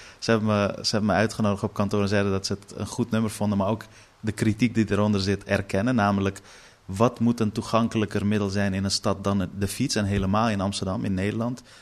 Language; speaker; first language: Dutch; early bilingual, other home language; Persian